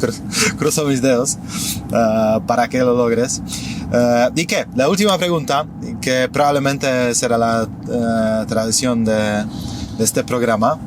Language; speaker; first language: Spanish; non-native, fluent; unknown